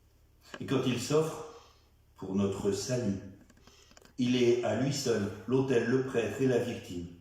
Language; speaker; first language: French; native; French